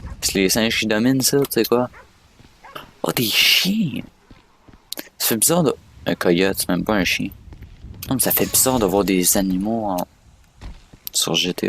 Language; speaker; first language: French; native; French